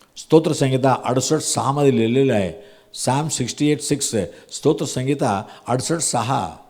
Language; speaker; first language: Marathi; non-native, local second language; Tamil